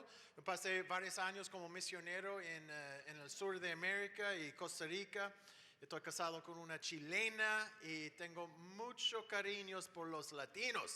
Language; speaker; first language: Spanish; non-native, fluent; English